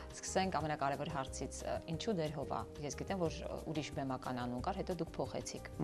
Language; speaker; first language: Armenian; native; Armenian